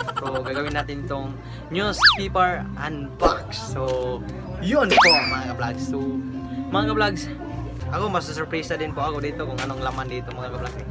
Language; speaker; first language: Filipino; non-native, local second language; Cebuano